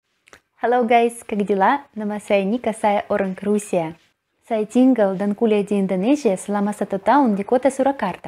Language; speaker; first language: Indonesian; non-native, learner; Russian